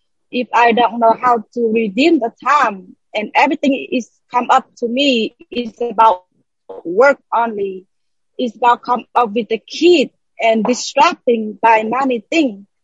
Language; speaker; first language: English; non-native, learner; Vietnamese